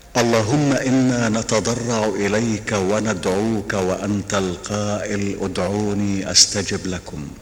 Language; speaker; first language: Arabic; non-native, fluent; Indonesian